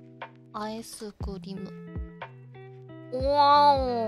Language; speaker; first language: Japanese; non-native, learner; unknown